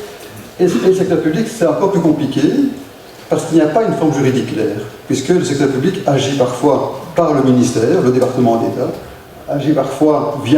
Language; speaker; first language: French; native; French